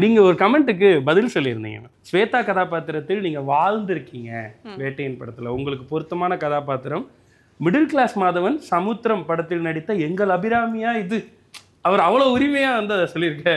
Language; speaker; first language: Tamil; native; Tamil